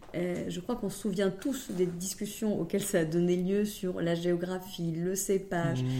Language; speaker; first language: French; native; French